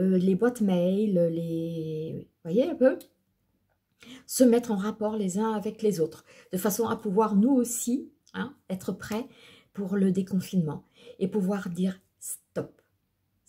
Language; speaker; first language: French; native; French